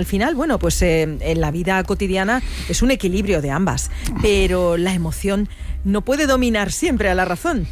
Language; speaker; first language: Spanish; native; Spanish